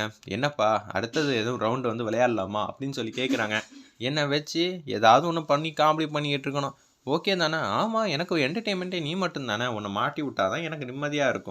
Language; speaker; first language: Tamil; native; Tamil